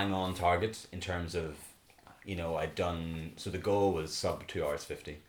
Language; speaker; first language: English; native; English